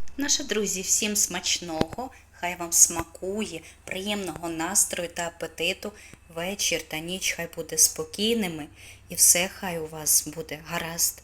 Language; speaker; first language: Ukrainian; non-native, local second language; Russian